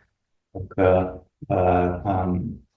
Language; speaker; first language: Vietnamese; non-native, learner; English